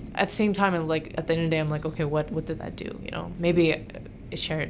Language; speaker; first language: English; native; English